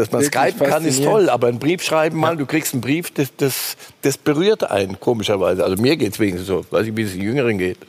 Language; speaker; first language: German; native; German